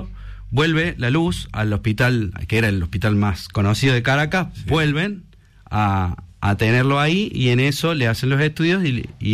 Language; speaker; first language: Spanish; native; Spanish